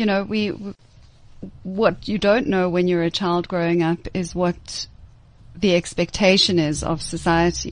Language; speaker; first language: English; native; English